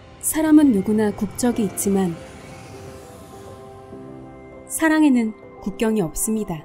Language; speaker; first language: Korean; native; Korean